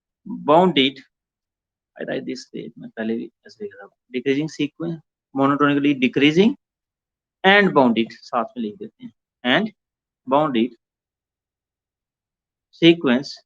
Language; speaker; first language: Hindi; non-native, local second language; Punjabi